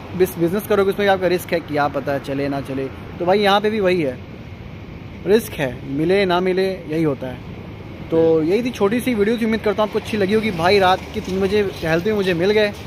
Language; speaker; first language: Hindi; native; Hindi